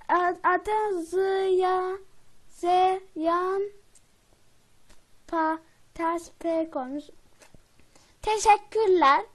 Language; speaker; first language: Turkish; native; Turkish